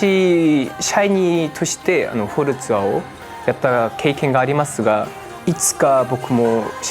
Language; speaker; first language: Japanese; non-native, fluent; Korean